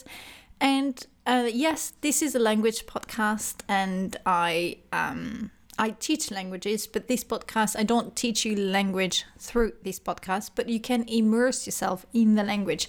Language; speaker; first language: English; non-native, fluent; French